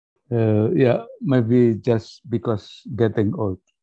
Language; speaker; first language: English; non-native, fluent; Indonesian